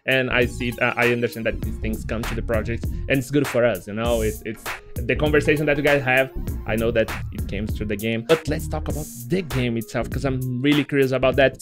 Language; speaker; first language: English; non-native, learner; Portuguese